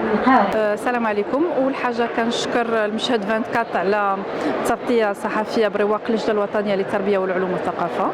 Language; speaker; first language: Arabic; native; Arabic